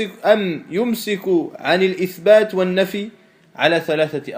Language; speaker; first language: Arabic; non-native, fluent; French